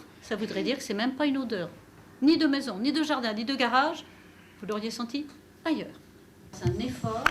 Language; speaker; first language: French; native; French